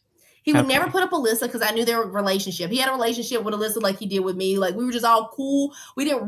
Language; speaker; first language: English; native; English